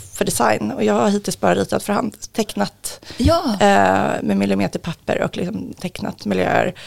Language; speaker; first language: Swedish; native; Swedish